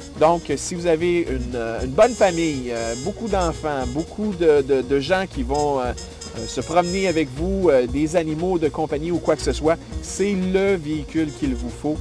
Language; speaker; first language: French; native; French